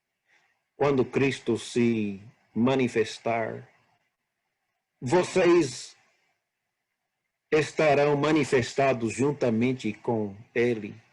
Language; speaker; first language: Portuguese; non-native, fluent; English